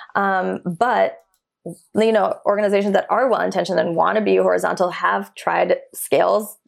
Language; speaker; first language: English; early bilingual, other home language; German